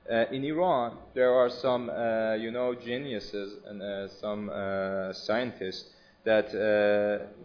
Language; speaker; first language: English; non-native, learner; Persian